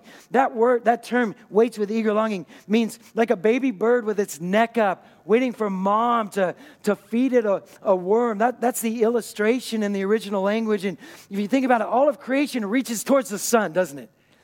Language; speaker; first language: English; native; English